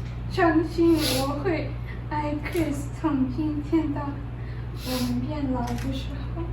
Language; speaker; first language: Chinese; non-native, learner; English